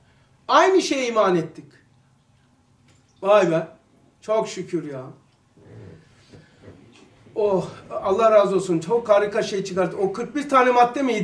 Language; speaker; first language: Turkish; native; Turkish